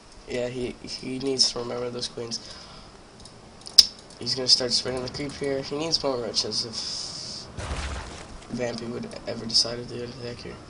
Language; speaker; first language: English; native; English